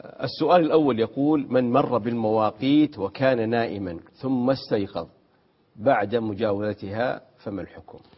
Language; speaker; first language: Arabic; native; Arabic